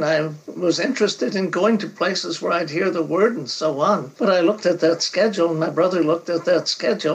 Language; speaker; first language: English; native; English